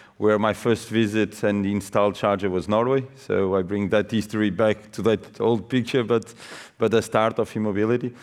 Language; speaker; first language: English; non-native, fluent; Portuguese